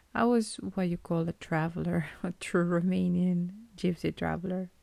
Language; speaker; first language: English; non-native, fluent; Romanian